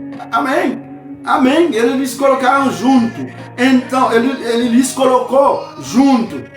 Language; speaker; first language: Portuguese; non-native, fluent; Haitian Creole